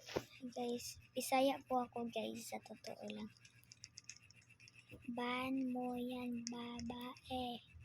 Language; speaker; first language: Filipino; non-native, local second language; Cebuano